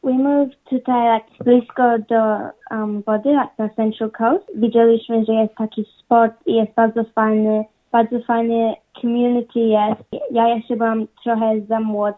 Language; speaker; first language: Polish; early bilingual, heritage; English